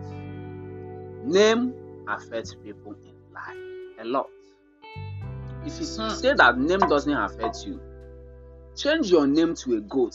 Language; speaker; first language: English; non-native, local second language; Igbo